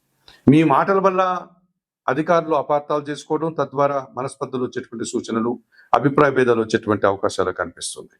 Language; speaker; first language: Telugu; native; Telugu